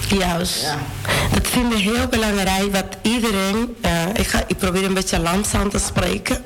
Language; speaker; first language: Dutch; non-native, fluent; Spanish